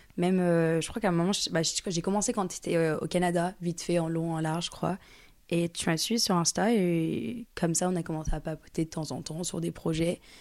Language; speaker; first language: French; early bilingual, other home language; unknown